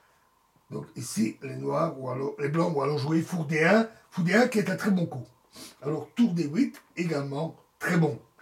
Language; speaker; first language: French; native; French